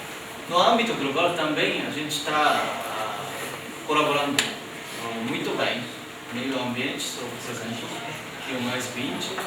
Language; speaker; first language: Portuguese; non-native, fluent; Japanese